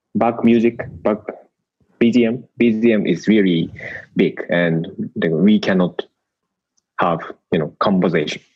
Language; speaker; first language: English; non-native, learner; Japanese